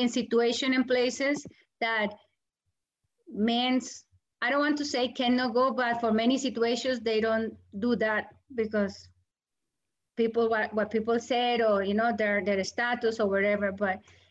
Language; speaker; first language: English; non-native, learner; Spanish